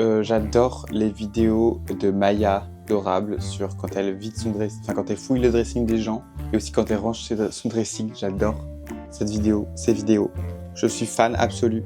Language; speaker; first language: French; native; French